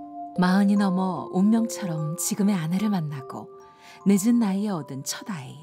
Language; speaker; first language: Korean; native; Korean